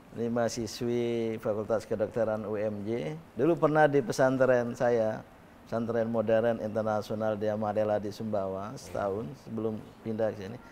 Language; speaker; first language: Indonesian; native; Indonesian